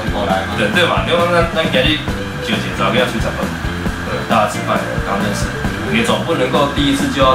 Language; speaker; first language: Chinese; native; Chinese